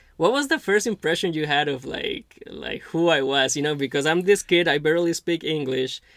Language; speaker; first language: English; non-native, fluent; Spanish